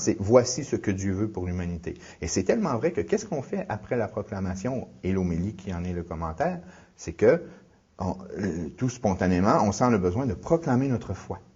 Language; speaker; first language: French; native; French